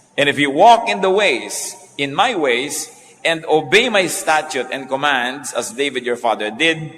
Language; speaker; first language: English; non-native, local second language; Filipino